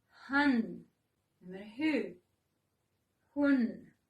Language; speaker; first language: Swedish; non-native, fluent; Serbian